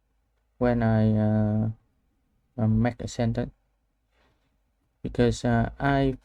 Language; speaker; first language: English; non-native, learner; Vietnamese